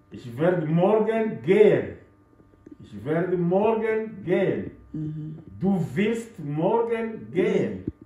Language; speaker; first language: German; non-native, fluent; French